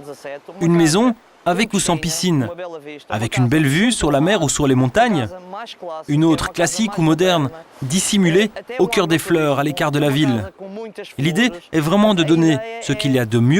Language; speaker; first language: French; native; French